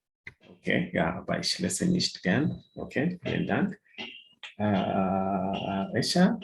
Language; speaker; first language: German; non-native, fluent; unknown